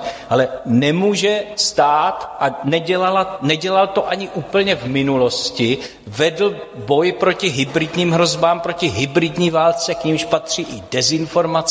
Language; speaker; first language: Czech; native; Czech